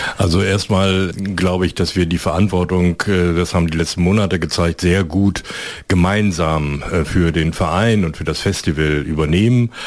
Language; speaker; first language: German; native; German